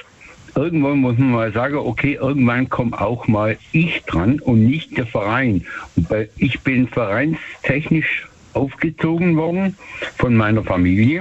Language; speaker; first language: German; native; German